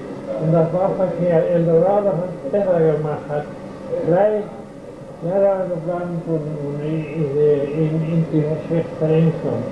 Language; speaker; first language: German; early bilingual, heritage; German